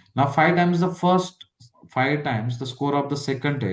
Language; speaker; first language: Hindi; non-native, local second language; Marathi